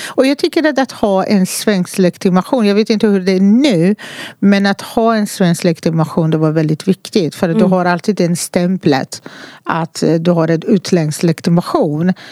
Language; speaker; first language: Swedish; non-native, fluent; Persian